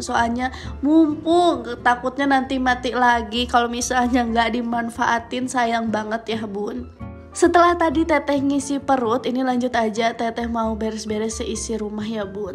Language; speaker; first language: Indonesian; non-native, local second language; Sundanese